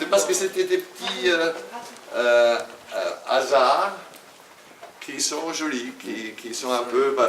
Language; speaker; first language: French; non-native, fluent; German